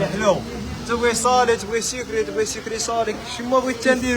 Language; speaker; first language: Arabic; native; Arabic